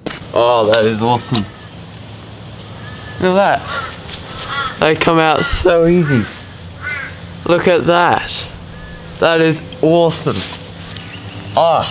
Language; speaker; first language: English; native; English